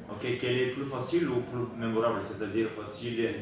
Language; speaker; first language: French; non-native, learner; Bulgarian